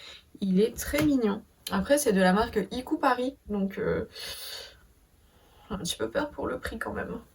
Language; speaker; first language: French; native; French